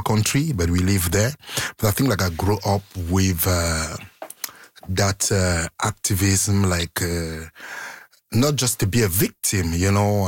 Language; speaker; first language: English; non-native, local second language; French